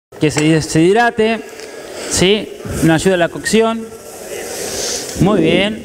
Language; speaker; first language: Spanish; native; Spanish